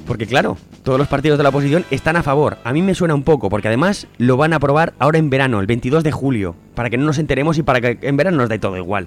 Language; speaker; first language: Spanish; native; Spanish